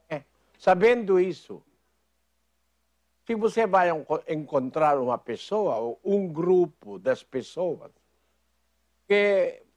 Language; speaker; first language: Portuguese; non-native, fluent; Filipino